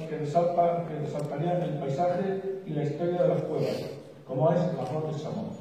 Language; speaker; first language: Spanish; native; Spanish